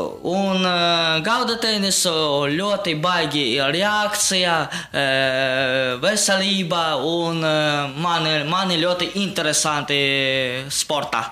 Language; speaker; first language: Latvian; non-native, local second language; Russian